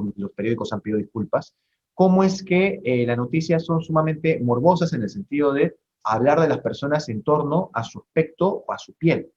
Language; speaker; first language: Spanish; native; Spanish